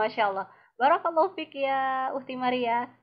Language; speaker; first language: Arabic; non-native, fluent; Indonesian